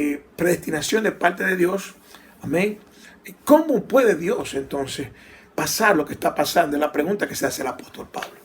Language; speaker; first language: Spanish; native; Spanish